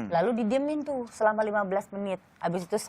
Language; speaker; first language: Indonesian; native; Indonesian